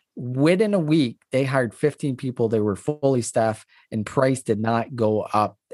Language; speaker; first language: English; non-native, fluent; French